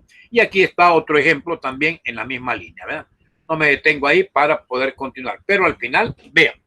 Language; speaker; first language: Spanish; native; Spanish